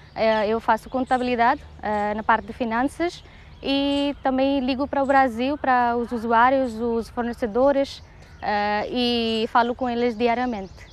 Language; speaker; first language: Portuguese; non-native, fluent; Hindi